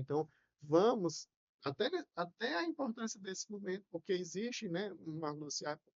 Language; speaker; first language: Portuguese; native; Portuguese